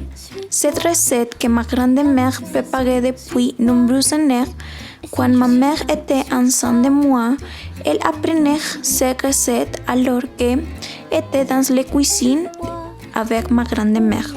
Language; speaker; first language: French; non-native, learner; Spanish